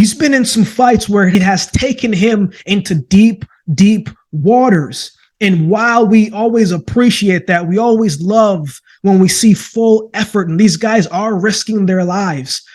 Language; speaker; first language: English; native; English